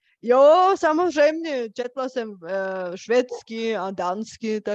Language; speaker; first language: Czech; non-native, fluent; Bulgarian